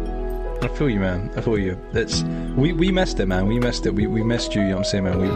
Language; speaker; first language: English; native; English